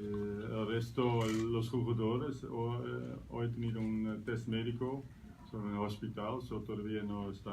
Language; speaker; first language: Spanish; non-native, learner; Dutch